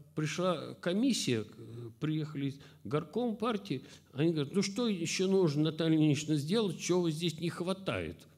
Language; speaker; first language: Russian; native; Russian